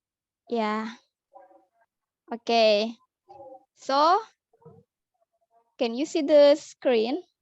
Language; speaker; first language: English; non-native, learner; Indonesian